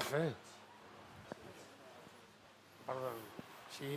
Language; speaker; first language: French; non-native, fluent; Catalan